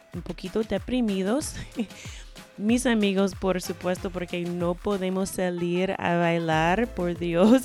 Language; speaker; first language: Spanish; non-native, fluent; English